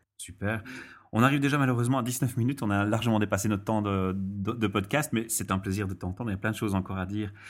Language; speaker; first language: French; native; French